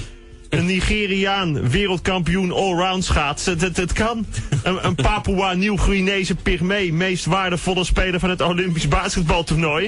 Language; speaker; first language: Dutch; native; Dutch